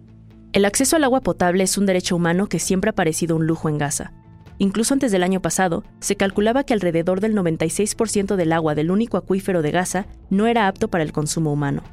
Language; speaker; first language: Spanish; native; Spanish